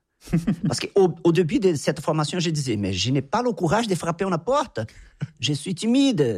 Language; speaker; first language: French; non-native, fluent; Portuguese